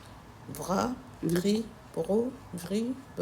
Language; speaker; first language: French; non-native, learner; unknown